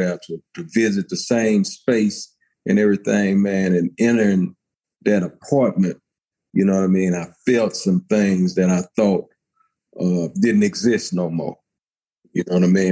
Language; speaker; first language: English; native; English